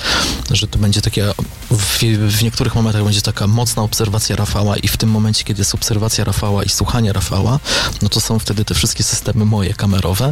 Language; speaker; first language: Polish; native; Polish